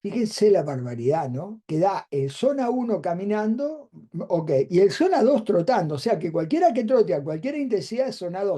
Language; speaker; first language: Spanish; native; Spanish